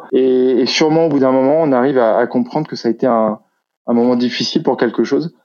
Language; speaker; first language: French; native; French